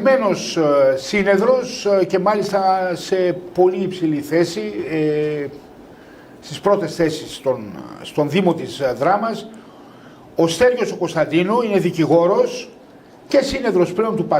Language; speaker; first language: Greek; native; Greek